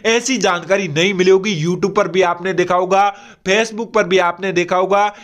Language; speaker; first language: Hindi; non-native, local second language; Gujarati